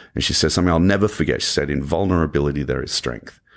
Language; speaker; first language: English; native; English